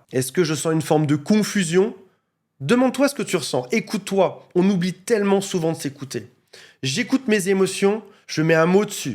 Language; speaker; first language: French; native; French